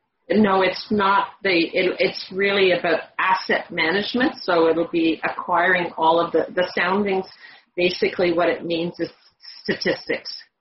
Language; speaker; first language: English; native; English